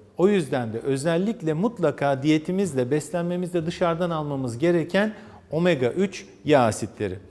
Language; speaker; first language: Turkish; native; Turkish